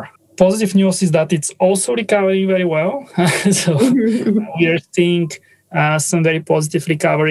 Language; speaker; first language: English; non-native, fluent; Bulgarian